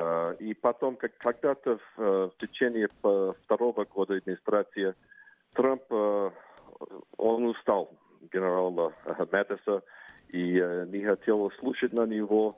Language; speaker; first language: Russian; non-native, fluent; English